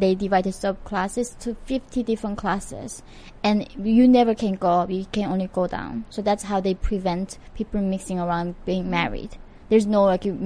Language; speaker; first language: English; non-native, fluent; Korean